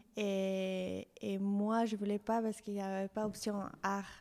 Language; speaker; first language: French; non-native, fluent; Spanish